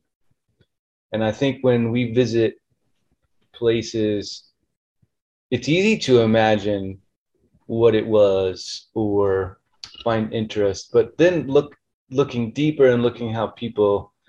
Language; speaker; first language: English; native; English